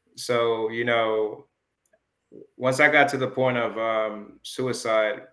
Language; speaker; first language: English; early bilingual, other home language; Jamaican Creole English